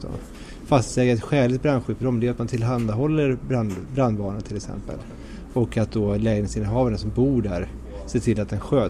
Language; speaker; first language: Swedish; native; Swedish